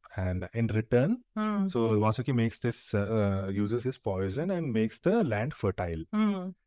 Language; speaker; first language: English; non-native, local second language; Tulu